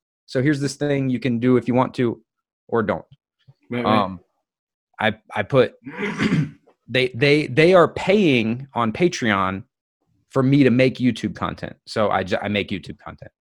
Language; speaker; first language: English; native; English